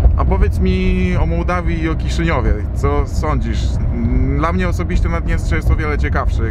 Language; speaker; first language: Polish; native; Polish